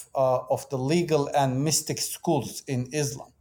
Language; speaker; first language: English; non-native, fluent; Turkish